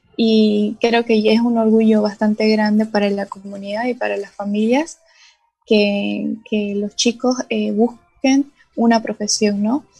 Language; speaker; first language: Spanish; non-native, local second language; Portuguese